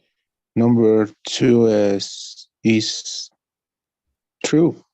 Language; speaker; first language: English; non-native, learner; Spanish